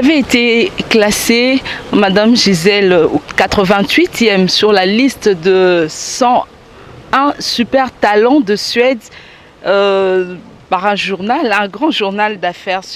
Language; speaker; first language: French; non-native, local second language; Lingala